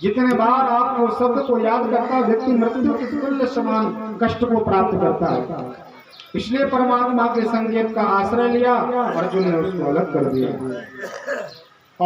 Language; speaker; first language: Hindi; native; Hindi